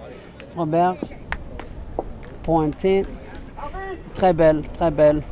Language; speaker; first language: French; non-native, learner; English